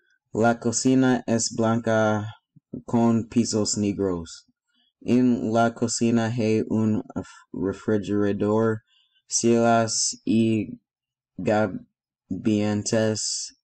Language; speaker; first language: Spanish; non-native, learner; English